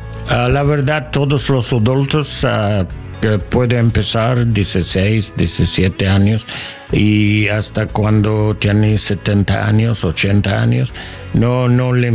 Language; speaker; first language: Spanish; non-native, learner; English